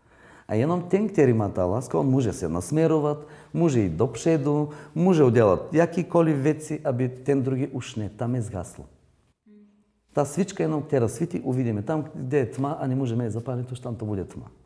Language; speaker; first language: Czech; non-native, learner; Bulgarian